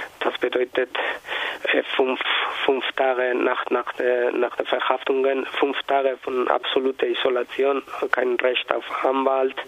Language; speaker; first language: German; non-native, learner; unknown